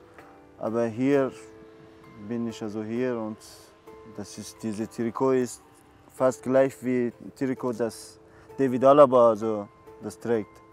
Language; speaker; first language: German; non-native, learner; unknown